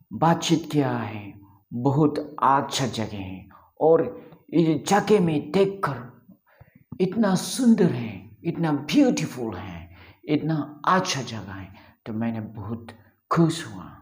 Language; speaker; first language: Hindi; non-native, local second language; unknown